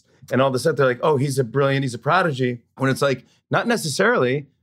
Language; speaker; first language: English; native; English